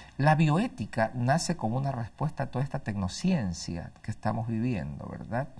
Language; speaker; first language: Spanish; native; Spanish